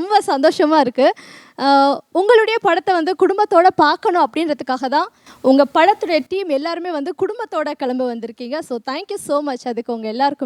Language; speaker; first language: Tamil; native; Tamil